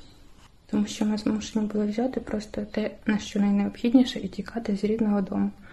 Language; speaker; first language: Ukrainian; native; Ukrainian